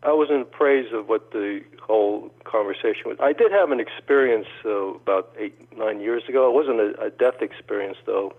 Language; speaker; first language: English; early bilingual, other home language; Polish